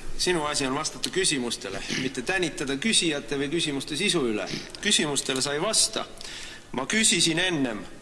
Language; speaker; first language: Estonian; native; Estonian